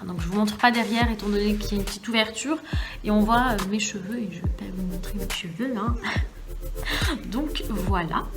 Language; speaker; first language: French; native; French